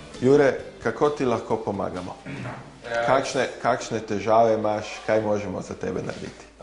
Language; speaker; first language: Slovenian; non-native, learner; Croatian